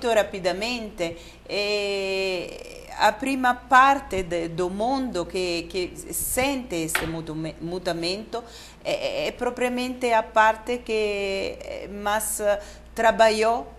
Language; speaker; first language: Portuguese; non-native, fluent; Italian